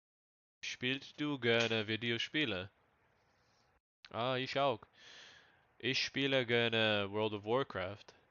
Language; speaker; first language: German; non-native, learner; English